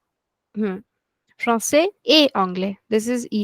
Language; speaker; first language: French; non-native, fluent; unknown